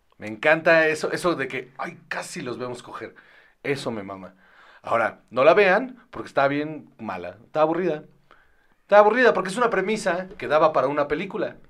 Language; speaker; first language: Spanish; native; Spanish